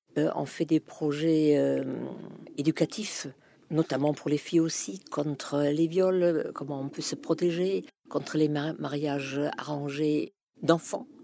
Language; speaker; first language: French; non-native, fluent; German